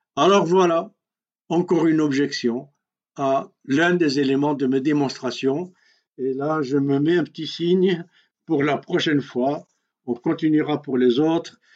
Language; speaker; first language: French; non-native, local second language; Kabyle